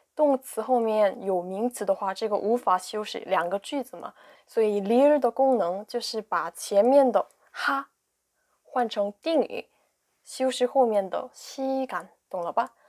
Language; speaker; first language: Chinese; non-native, fluent; Korean